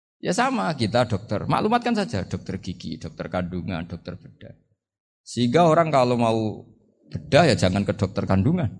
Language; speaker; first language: Indonesian; non-native, local second language; Javanese